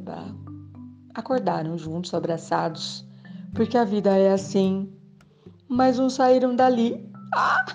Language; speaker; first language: Portuguese; native; Portuguese